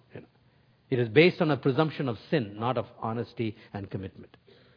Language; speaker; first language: English; non-native, local second language; Tamil